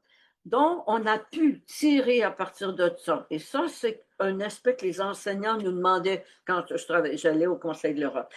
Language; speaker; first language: French; native; French